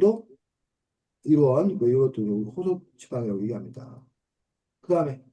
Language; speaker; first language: Korean; native; Korean